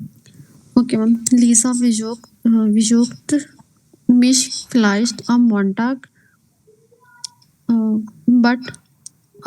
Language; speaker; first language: German; non-native, learner; Hindi